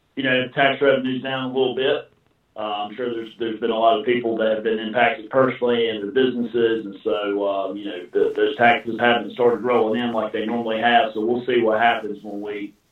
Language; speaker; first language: English; native; English